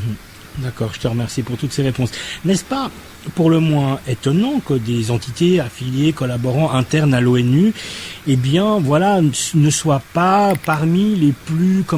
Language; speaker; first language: French; native; French